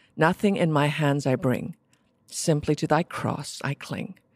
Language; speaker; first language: English; native; English